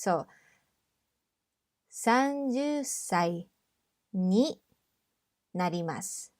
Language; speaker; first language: Japanese; non-native, fluent; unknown